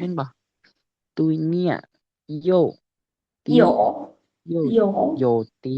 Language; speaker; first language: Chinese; non-native, learner; Lao